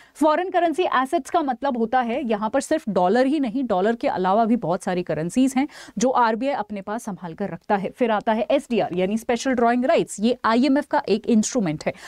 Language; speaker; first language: Hindi; native; Hindi